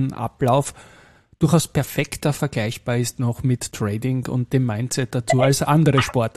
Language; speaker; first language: German; native; German